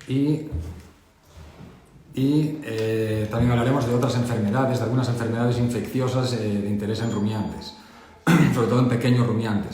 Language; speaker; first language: Spanish; native; Spanish